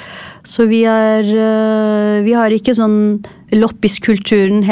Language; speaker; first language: Norwegian; non-native, fluent; Turkish